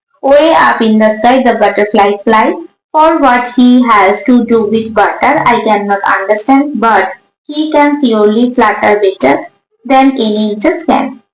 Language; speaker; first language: English; non-native, local second language; Bangla